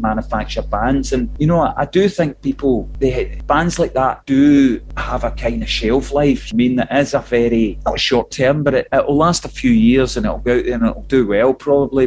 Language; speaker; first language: English; native; English